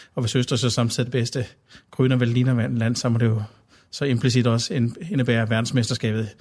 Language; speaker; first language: Danish; native; Danish